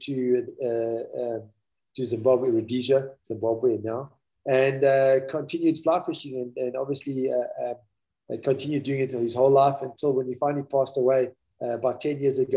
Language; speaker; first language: English; native; English